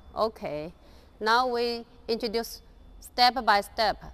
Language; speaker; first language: English; non-native, learner; Chinese